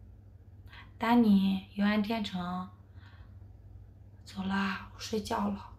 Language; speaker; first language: Chinese; native; Chinese